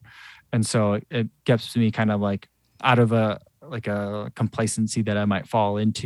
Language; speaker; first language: English; native; English